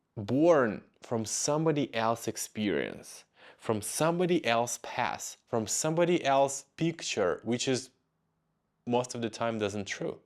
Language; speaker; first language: English; non-native, fluent; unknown